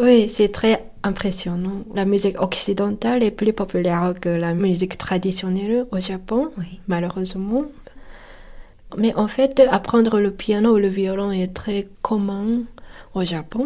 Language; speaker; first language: French; non-native, fluent; Japanese